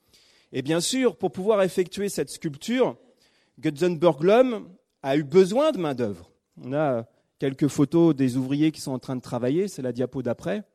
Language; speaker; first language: French; native; French